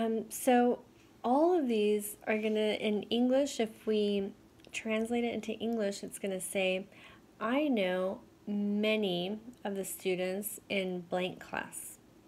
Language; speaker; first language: English; native; English